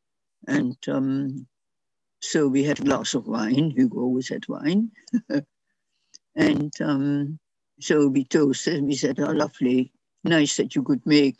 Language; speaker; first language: English; non-native, fluent; Dutch